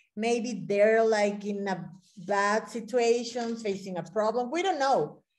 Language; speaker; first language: English; non-native, fluent; Spanish